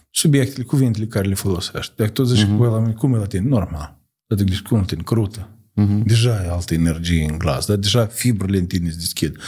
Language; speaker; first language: Romanian; native; Romanian